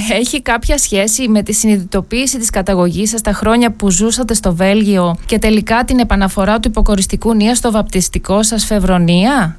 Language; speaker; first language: Greek; native; Greek